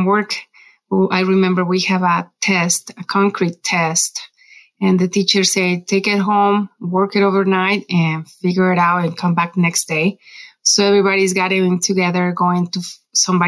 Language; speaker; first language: English; non-native, fluent; Spanish